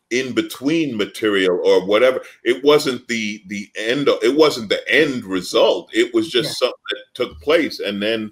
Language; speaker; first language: English; native; English